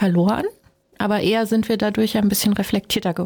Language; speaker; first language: German; native; German